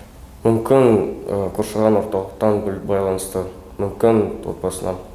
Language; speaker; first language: Kazakh; non-native, local second language; Russian